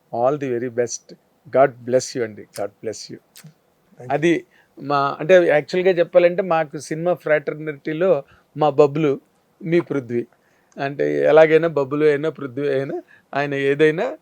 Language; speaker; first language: Telugu; native; Telugu